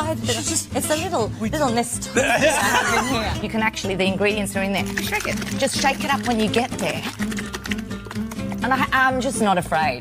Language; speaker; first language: English; native; English